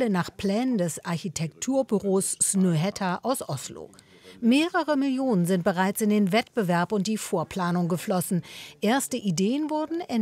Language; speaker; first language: German; native; German